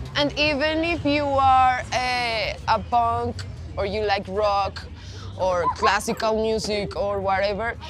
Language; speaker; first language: English; non-native, fluent; Spanish